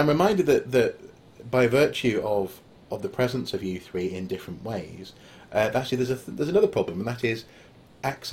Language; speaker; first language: English; native; English